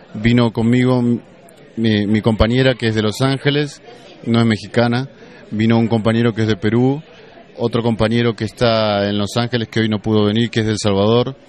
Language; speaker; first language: Spanish; native; Spanish